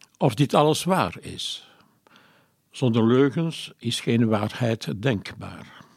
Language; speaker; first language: Dutch; non-native, local second language; French